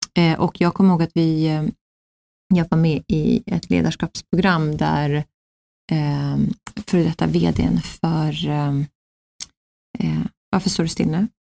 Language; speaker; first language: Swedish; early bilingual, other home language; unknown